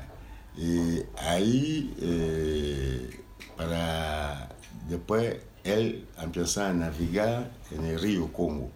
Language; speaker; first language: Spanish; non-native, learner; Lingala